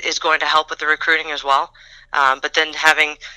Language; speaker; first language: English; native; English